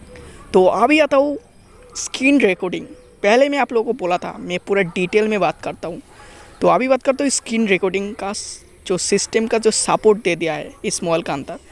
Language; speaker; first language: Hindi; non-native, local second language; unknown